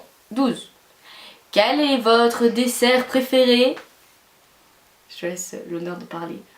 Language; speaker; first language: French; native; French